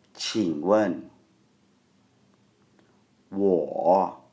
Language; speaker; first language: Chinese; non-native, fluent; Thai